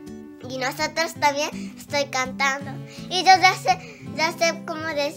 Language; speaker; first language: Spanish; early bilingual, heritage; Spanish